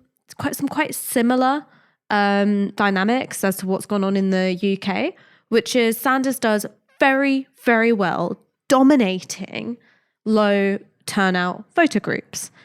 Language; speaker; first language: English; native; English